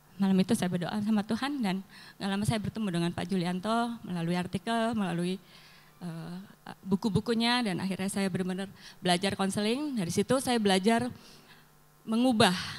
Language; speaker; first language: Indonesian; native; Indonesian